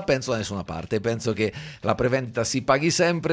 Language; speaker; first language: Italian; native; Italian